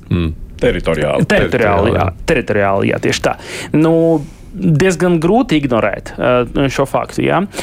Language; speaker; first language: Latvian; non-native, local second language; Russian